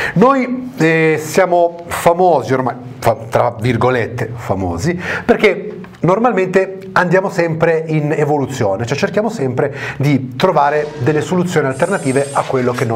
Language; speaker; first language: Italian; native; Italian